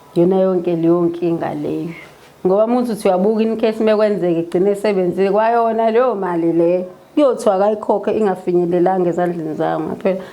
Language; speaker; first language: Zulu; native; Zulu